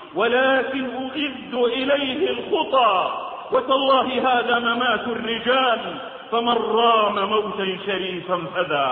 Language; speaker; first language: Arabic; native; Arabic